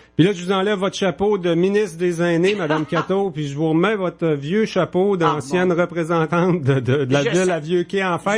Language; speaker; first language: French; native; French